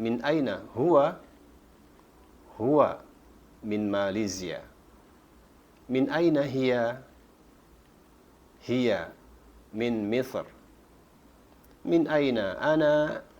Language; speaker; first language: Arabic; non-native, fluent; Indonesian